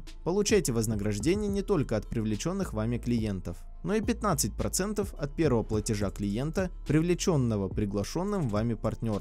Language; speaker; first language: Russian; native; Russian